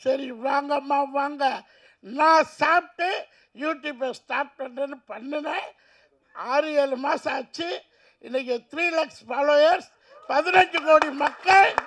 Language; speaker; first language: Tamil; native; Tamil